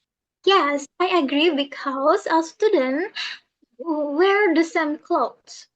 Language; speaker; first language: English; non-native, learner; Indonesian